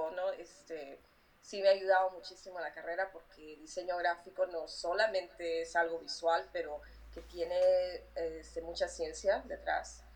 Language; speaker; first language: Spanish; native; Spanish